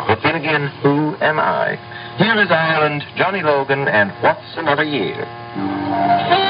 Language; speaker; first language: English; non-native, fluent; Dutch